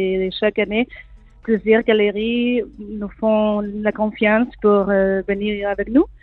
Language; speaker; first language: French; non-native, learner; Spanish